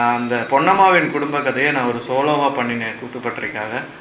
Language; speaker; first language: Tamil; native; Tamil